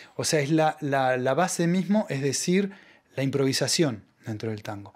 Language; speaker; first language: Spanish; native; Spanish